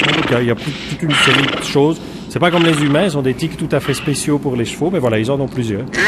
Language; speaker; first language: French; native; French